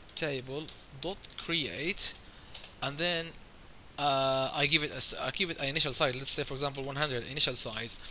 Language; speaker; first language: English; non-native, fluent; Arabic